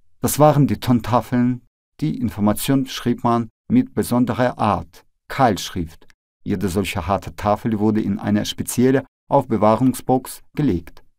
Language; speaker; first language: German; non-native, fluent; Russian